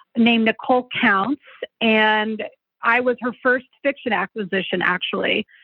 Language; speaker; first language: English; native; English